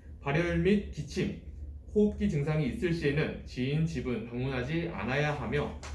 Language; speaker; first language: Korean; native; Korean